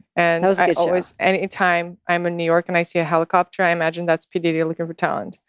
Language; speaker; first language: English; non-native, fluent; Russian